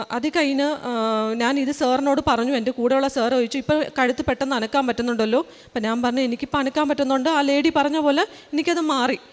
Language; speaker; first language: Malayalam; early bilingual, heritage; Malayalam